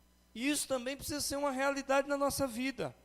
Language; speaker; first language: Portuguese; native; Portuguese